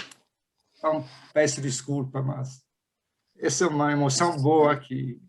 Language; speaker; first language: Portuguese; non-native, fluent; Italian